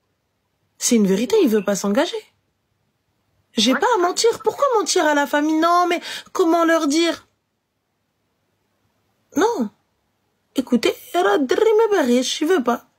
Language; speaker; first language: French; native; French